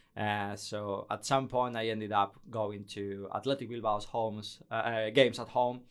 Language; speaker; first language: English; non-native, fluent; Spanish